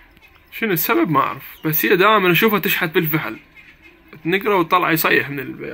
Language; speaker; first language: Arabic; native; Arabic